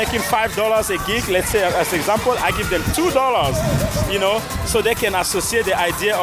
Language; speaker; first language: English; non-native, local second language; French